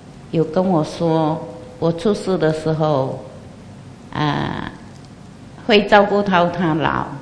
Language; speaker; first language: Chinese; non-native, local second language; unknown